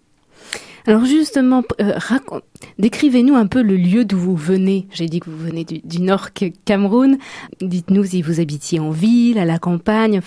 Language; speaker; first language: French; native; French